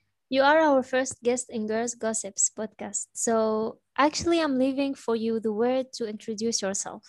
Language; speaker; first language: English; non-native, fluent; Arabic